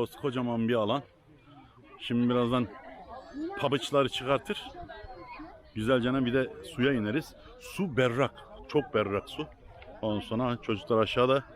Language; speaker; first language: Turkish; early bilingual, heritage; Turkish